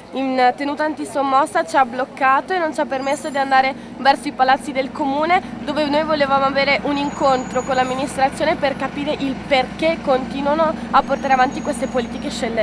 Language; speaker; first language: Italian; native; Italian